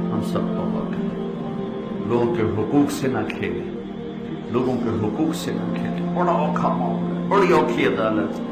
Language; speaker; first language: Urdu; non-native, local second language; Punjabi